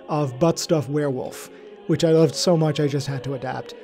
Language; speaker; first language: English; native; English